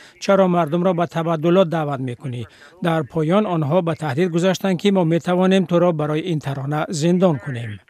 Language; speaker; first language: Tajik; non-native, local second language; Shughni